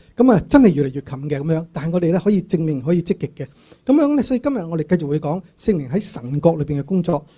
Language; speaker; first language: Cantonese; native; Cantonese